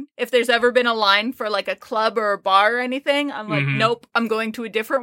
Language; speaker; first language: English; native; English